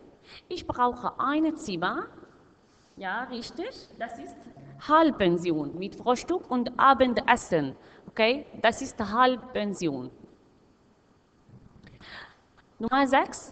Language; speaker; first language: German; non-native, fluent; Arabic